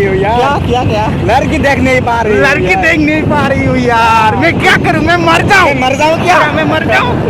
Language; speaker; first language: Hindi; non-native, local second language; Assamese